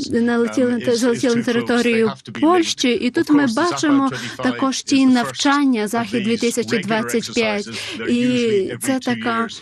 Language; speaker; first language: Ukrainian; non-native, fluent; English